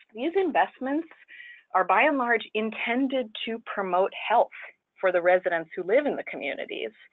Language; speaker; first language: English; native; English